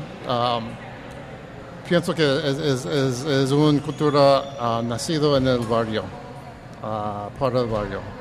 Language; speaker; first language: Spanish; early bilingual, heritage; English